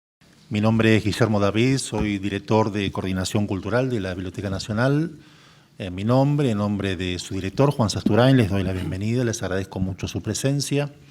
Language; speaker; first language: Spanish; native; Spanish